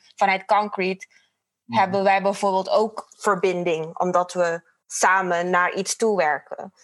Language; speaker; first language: Dutch; non-native, fluent; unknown